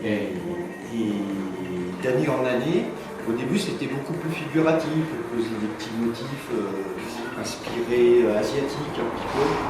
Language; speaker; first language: French; native; French